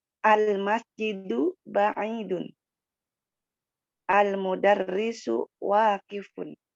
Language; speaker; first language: Arabic; non-native, learner; Indonesian